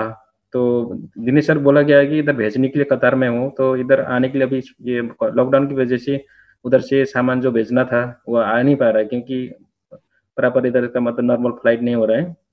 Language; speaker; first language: Hindi; non-native, learner; Nepali